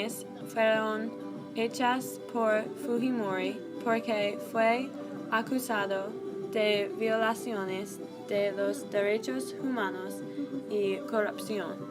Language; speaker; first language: Spanish; non-native, learner; English